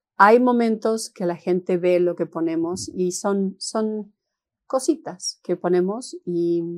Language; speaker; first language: Spanish; native; Spanish